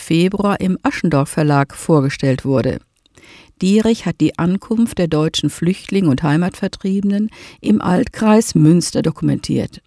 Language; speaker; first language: German; native; German